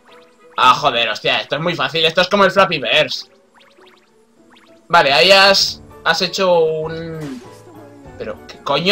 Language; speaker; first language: Spanish; native; Spanish